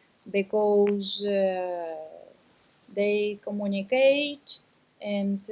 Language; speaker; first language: English; non-native, learner; Spanish